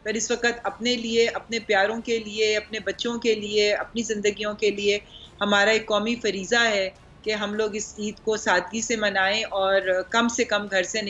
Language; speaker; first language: Urdu; native; Urdu